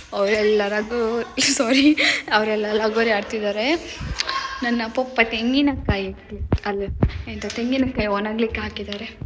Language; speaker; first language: Kannada; non-native, local second language; Tulu